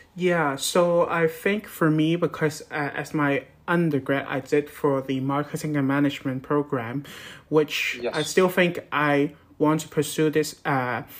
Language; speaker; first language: English; non-native, local second language; Cantonese